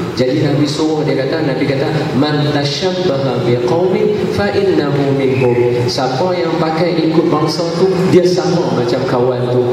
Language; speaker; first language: Malay; native; Malay